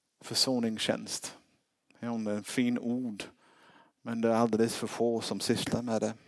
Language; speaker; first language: Swedish; non-native, fluent; English